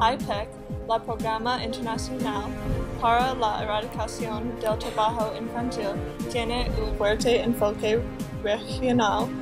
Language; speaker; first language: Spanish; non-native, learner; English